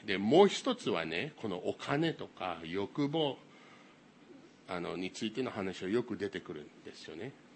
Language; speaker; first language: Japanese; non-native, fluent; English